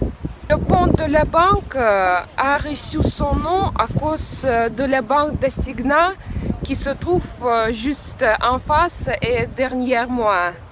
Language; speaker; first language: French; non-native, fluent; Russian